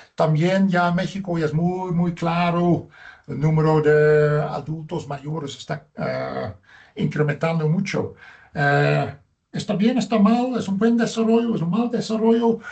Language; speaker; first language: Spanish; non-native, fluent; Dutch